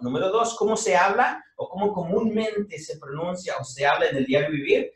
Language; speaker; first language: Spanish; native; Spanish